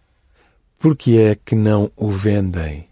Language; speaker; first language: Portuguese; non-native, learner; English